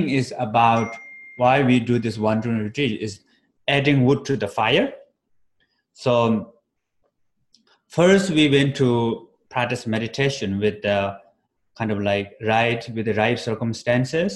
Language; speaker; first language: English; non-native, fluent; Tibetan